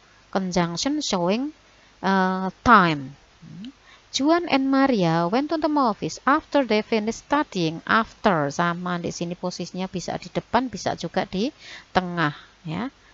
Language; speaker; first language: English; non-native, fluent; Indonesian